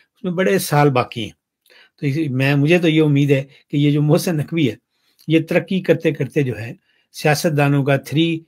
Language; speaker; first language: Urdu; non-native, local second language; Punjabi